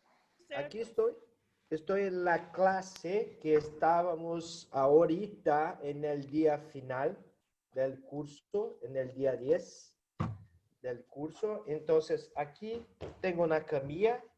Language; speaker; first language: Spanish; non-native, fluent; Portuguese